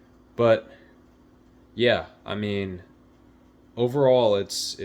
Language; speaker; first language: English; native; English